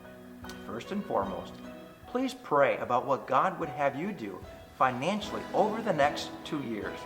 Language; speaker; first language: English; native; English